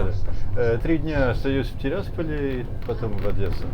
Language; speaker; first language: Russian; non-native, learner; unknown